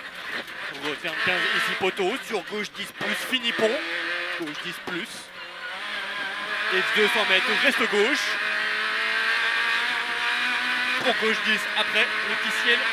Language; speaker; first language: French; native; French